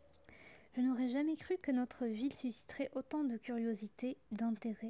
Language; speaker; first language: French; non-native, local second language; Arabic